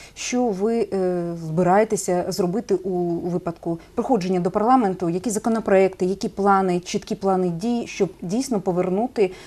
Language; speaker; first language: Ukrainian; native; Ukrainian